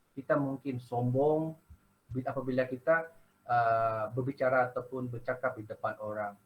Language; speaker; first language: Malay; non-native, local second language; Iban